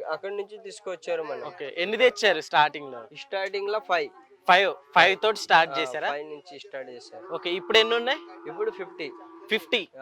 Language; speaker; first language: Telugu; non-native, local second language; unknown